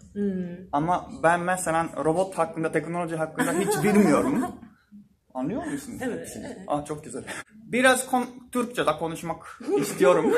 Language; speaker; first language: Turkish; non-native, learner; Japanese